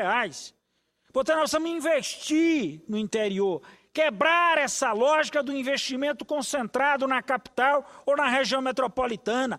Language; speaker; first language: Portuguese; native; Portuguese